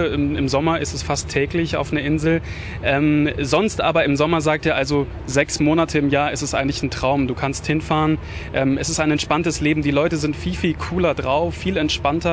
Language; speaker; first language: German; native; German